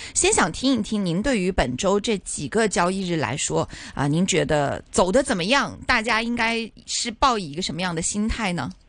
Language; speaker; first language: Chinese; native; Chinese